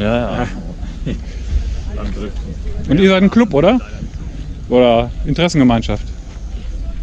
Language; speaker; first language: German; native; German